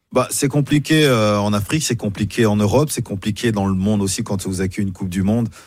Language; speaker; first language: French; native; French